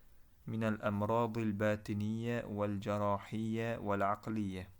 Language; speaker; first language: Arabic; non-native, fluent; Uzbek